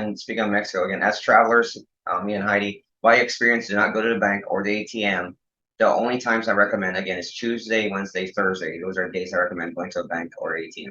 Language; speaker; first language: English; native; English